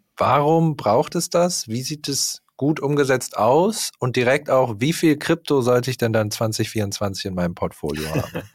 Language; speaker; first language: German; native; German